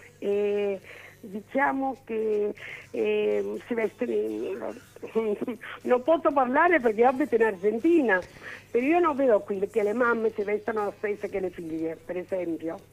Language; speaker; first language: Italian; early bilingual, heritage; Italian